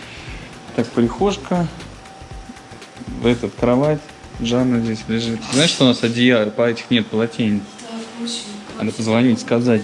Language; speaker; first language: Russian; native; Russian